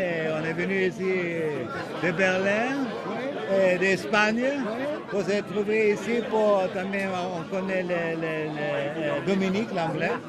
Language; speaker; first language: French; non-native, fluent; German